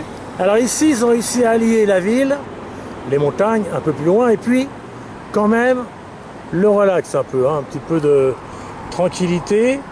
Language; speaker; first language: French; native; French